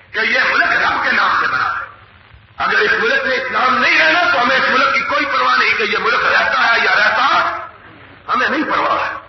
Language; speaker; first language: Urdu; non-native, local second language; Punjabi